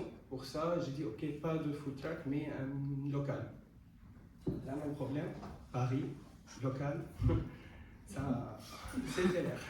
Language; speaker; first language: French; non-native, fluent; Arabic